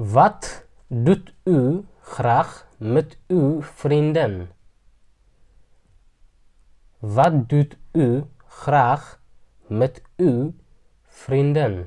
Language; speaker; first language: Dutch; non-native, learner; Tigrinya